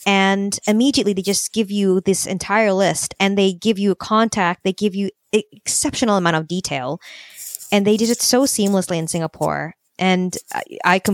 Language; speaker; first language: English; native; English